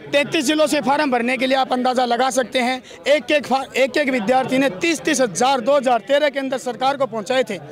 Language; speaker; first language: Hindi; native; Hindi